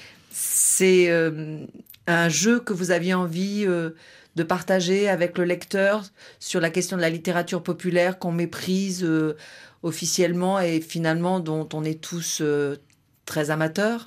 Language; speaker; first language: French; native; French